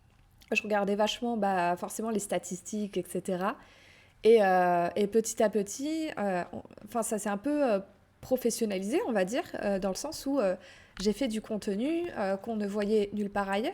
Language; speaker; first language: French; native; French